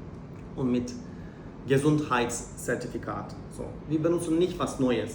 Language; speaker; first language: German; non-native, learner; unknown